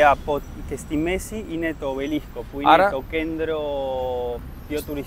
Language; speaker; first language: Greek; early bilingual, heritage; Spanish